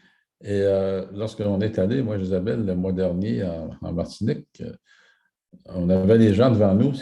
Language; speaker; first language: French; native; French